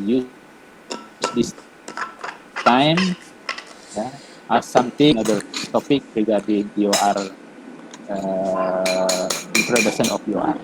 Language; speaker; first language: English; non-native, learner; Indonesian